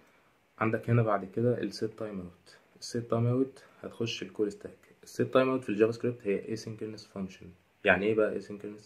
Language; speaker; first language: Arabic; native; Arabic